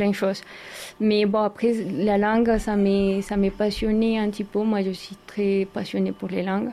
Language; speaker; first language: French; non-native, fluent; Spanish